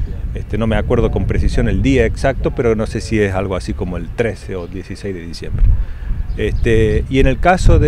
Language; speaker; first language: Spanish; native; Spanish